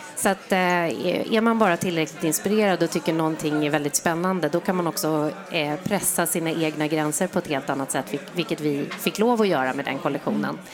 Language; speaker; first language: Swedish; native; Swedish